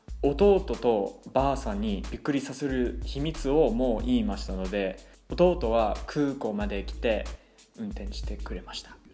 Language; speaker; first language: Japanese; non-native, fluent; English